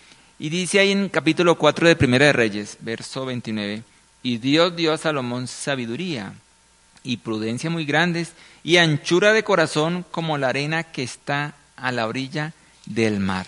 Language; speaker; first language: Spanish; native; Spanish